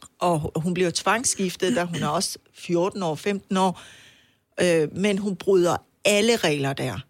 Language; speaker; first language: Danish; non-native, fluent; Persian